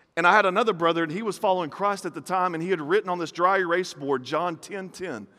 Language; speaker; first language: English; native; English